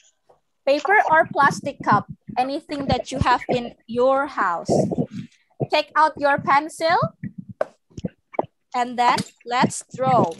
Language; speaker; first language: English; non-native, local second language; Indonesian